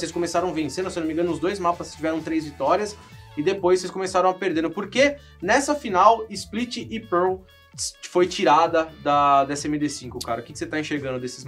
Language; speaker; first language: Portuguese; native; Portuguese